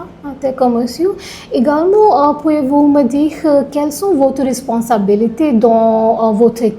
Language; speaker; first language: French; non-native, learner; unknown